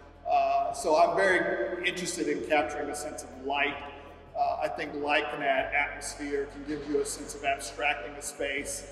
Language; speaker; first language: English; native; English